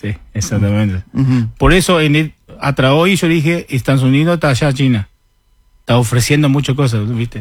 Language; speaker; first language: Spanish; non-native, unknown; Chinese